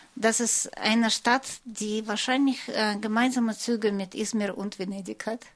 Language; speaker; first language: German; non-native, fluent; Russian